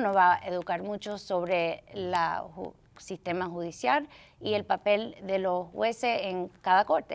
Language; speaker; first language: Spanish; early bilingual, heritage; Spanish